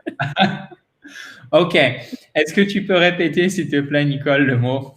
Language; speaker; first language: French; native; French